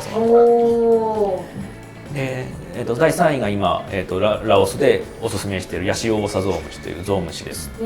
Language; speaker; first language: Japanese; native; Japanese